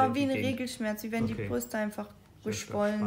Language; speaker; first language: German; native; German